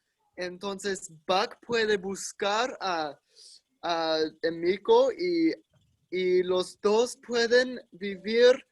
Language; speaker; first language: Spanish; non-native, learner; English